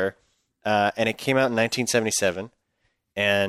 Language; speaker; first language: English; native; English